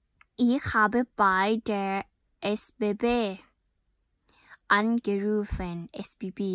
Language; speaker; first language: German; non-native, learner; Thai